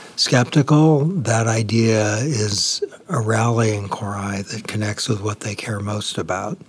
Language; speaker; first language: English; native; English